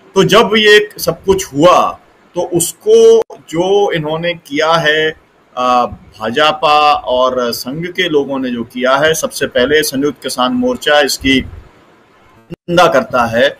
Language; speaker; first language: Hindi; native; Hindi